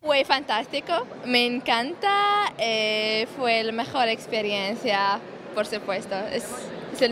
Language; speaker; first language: Spanish; non-native, learner; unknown